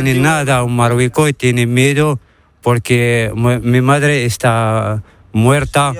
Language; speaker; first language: Spanish; non-native, learner; Arabic